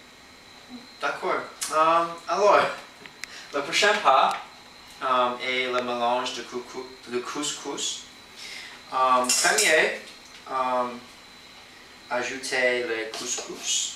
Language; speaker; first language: French; non-native, learner; English